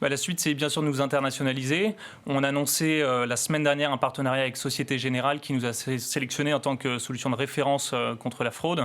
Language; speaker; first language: French; native; French